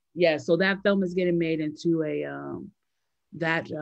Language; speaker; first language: English; native; English